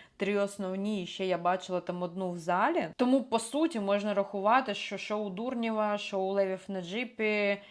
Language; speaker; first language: Ukrainian; non-native, local second language; Russian